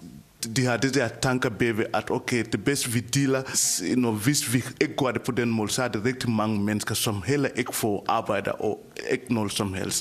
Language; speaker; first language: Danish; non-native, fluent; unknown